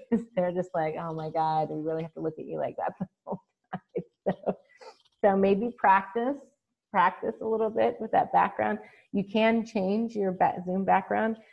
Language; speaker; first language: English; native; English